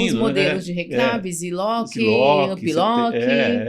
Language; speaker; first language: Portuguese; native; Portuguese